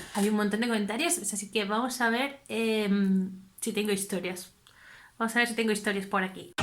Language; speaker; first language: Spanish; native; Spanish